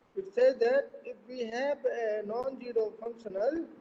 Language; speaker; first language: English; non-native, local second language; Hindi